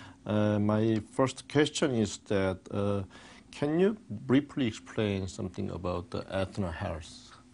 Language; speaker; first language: English; non-native, fluent; Korean